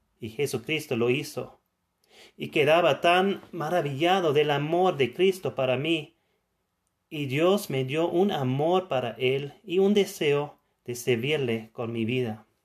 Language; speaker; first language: Spanish; non-native, fluent; German